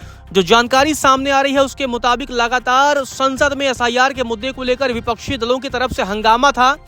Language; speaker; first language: Hindi; native; Hindi